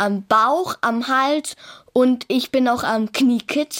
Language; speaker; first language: German; native; German